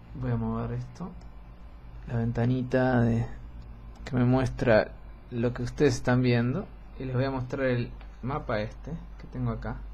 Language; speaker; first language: Spanish; native; Spanish